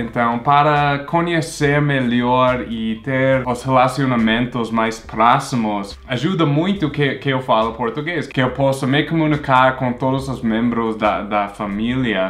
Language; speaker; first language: Portuguese; non-native, fluent; English